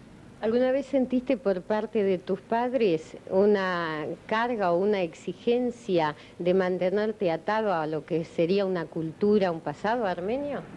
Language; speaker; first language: Spanish; native; Spanish